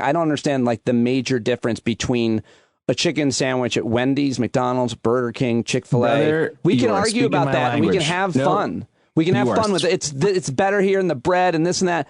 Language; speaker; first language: English; native; English